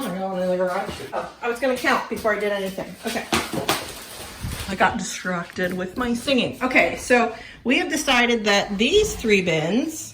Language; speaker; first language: English; native; English